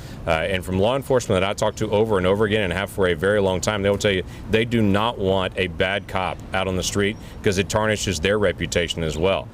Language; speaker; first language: English; native; English